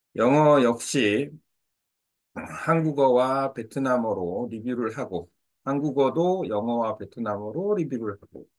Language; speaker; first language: Korean; native; Korean